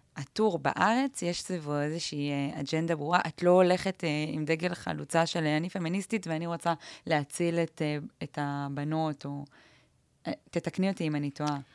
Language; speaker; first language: Hebrew; native; Hebrew